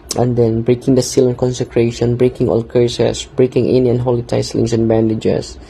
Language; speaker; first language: English; non-native, local second language; Filipino